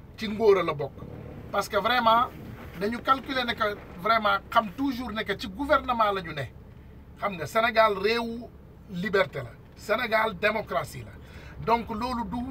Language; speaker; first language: French; non-native, local second language; Wolof